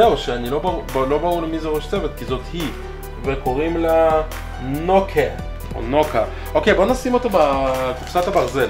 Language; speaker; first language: Hebrew; native; Hebrew